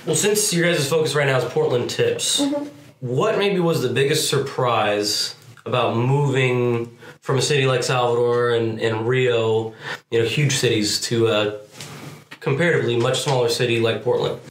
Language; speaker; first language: English; native; English